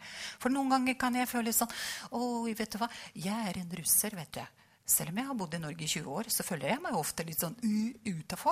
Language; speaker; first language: Norwegian; non-native, fluent; Russian